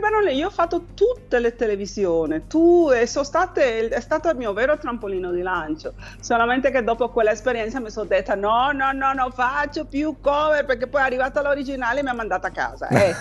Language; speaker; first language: Italian; non-native, fluent; Spanish